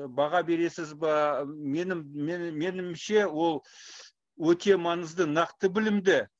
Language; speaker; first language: Kazakh; non-native, local second language; Russian